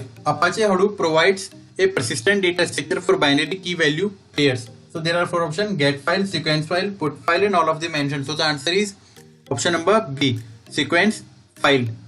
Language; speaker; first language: English; non-native, local second language; Hindi